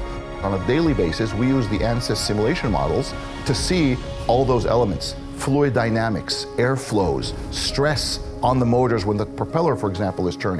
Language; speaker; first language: English; native; English